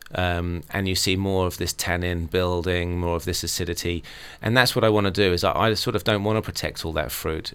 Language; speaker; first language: English; native; English